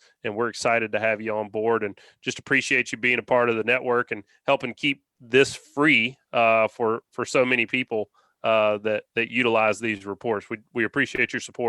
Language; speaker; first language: English; native; English